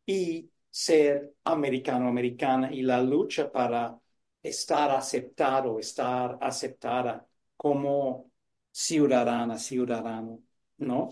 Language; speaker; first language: Spanish; non-native, fluent; English